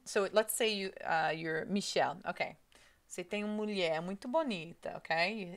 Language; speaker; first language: Portuguese; non-native, learner; English